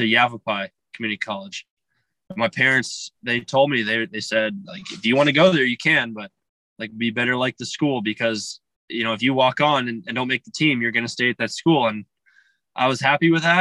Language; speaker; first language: English; native; English